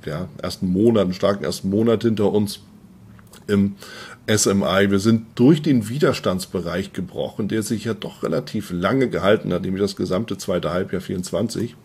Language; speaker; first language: German; native; German